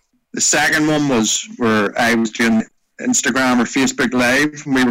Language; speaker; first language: English; native; English